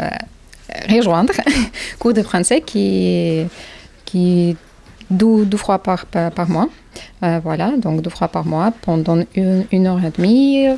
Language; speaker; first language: French; non-native, learner; Ukrainian